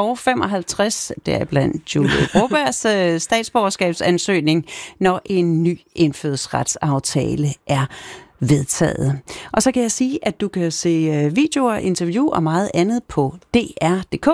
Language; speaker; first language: Danish; native; Danish